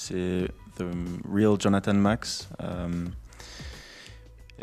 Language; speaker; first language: French; non-native, local second language; English